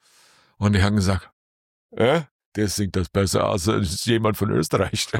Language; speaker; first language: German; non-native, learner; English